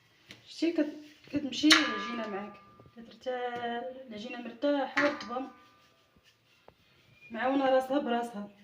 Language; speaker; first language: Arabic; native; Arabic